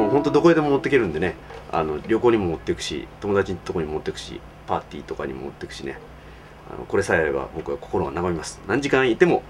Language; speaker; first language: Japanese; native; Japanese